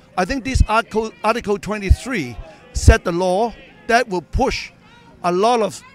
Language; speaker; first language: English; non-native, local second language; Cantonese